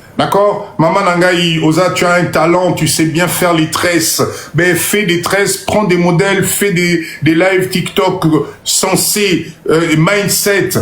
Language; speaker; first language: French; non-native, local second language; Lingala